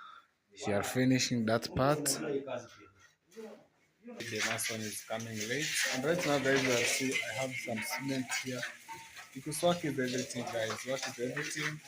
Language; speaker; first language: English; non-native, learner; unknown